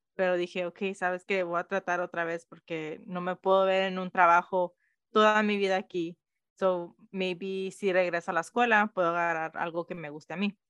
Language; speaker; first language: Spanish; early bilingual, heritage; Spanish